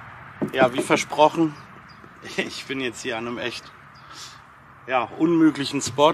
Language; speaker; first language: German; native; German